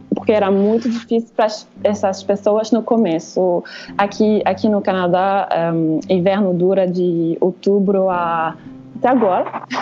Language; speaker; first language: Portuguese; non-native, fluent; French